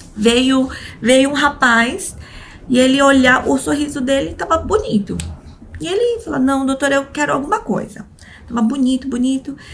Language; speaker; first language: Portuguese; early bilingual, other home language; Korean